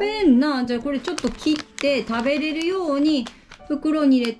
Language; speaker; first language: Japanese; native; Japanese